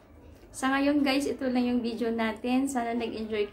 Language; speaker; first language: Filipino; non-native, local second language; Hiligaynon